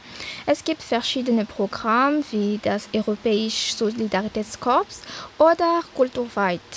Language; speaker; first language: German; non-native, fluent; Malagasy